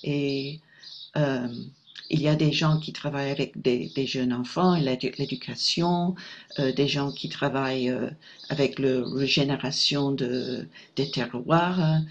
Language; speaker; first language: French; non-native, fluent; English